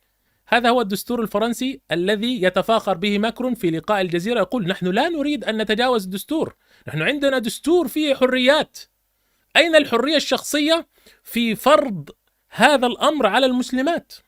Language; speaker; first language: Arabic; native; Arabic